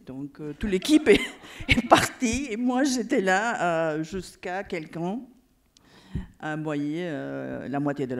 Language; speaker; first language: French; non-native, fluent; Catalan